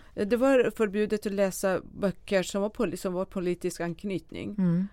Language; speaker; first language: Swedish; non-native, fluent; Persian